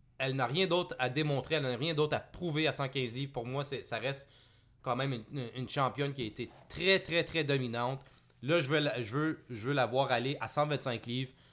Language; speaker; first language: French; native; French